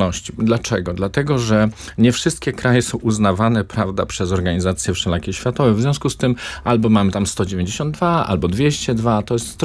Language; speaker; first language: Polish; native; Polish